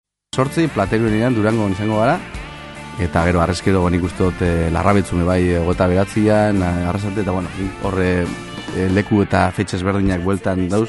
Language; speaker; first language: Basque; native; Basque